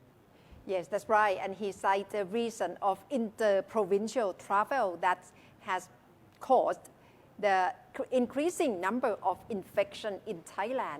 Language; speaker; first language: English; non-native, fluent; Thai